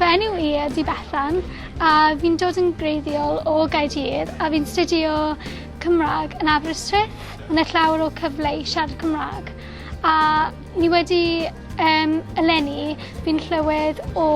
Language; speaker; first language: Welsh; non-native, local second language; English